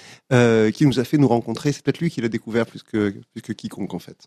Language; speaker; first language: French; native; French